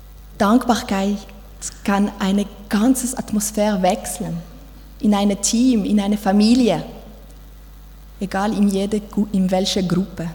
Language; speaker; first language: German; non-native, fluent; French